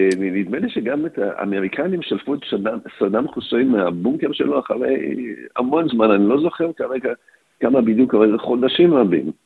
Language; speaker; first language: Hebrew; native; Hebrew